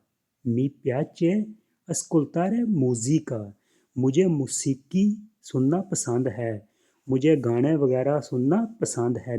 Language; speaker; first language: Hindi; non-native, local second language; Punjabi